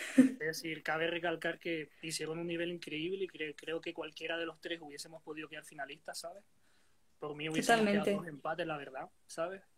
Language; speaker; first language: Spanish; native; Spanish